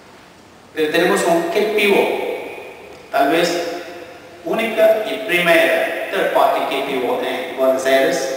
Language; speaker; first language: Spanish; non-native, fluent; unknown